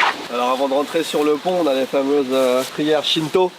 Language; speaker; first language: French; native; French